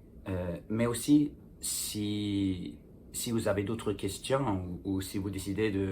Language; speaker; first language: French; non-native, fluent; English